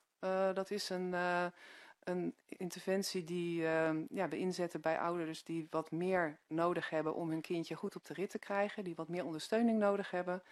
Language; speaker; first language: Dutch; native; Dutch